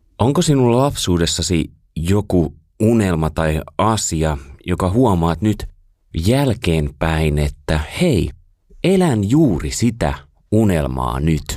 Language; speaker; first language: Finnish; native; Finnish